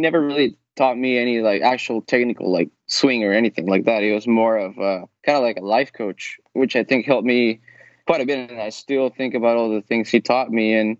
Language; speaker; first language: English; non-native, fluent; Spanish